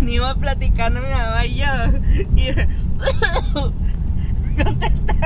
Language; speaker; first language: Spanish; native; Spanish